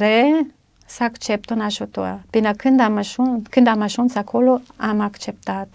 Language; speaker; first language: Romanian; non-native, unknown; German